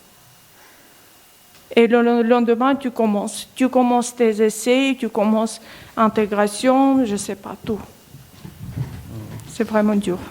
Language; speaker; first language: French; non-native, learner; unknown